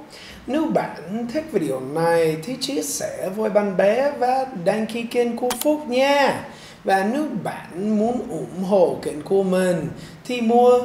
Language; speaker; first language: Vietnamese; non-native, fluent; English